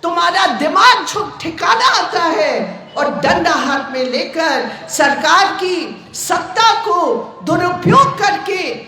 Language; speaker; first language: Hindi; non-native, local second language; Bangla